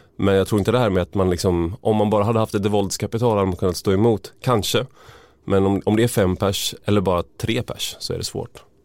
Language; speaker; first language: Swedish; native; Swedish